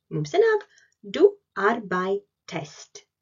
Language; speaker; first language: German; non-native, fluent; Latvian